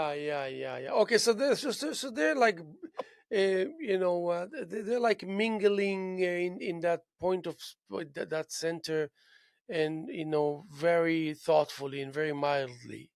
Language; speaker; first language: English; non-native, fluent; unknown